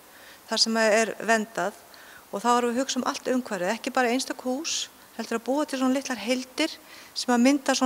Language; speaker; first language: Icelandic; native; Icelandic